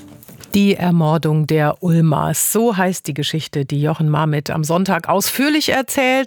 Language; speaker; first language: German; native; German